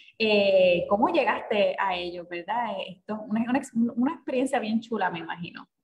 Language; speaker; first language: Spanish; native; Spanish